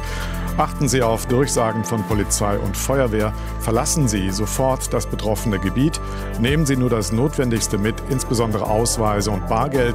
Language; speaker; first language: German; native; German